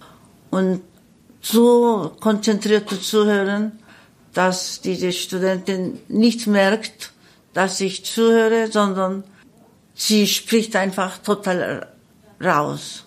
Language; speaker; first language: German; non-native, learner; Korean